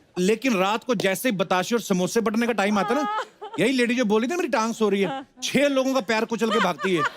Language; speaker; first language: Hindi; non-native, local second language; Punjabi